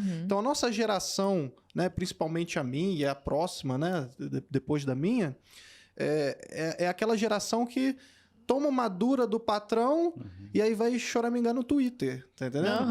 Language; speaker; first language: Portuguese; native; Portuguese